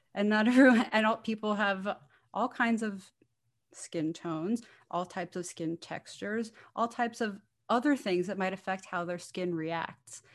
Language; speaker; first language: English; native; English